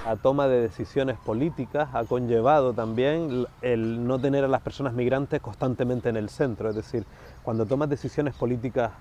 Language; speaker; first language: Spanish; native; Spanish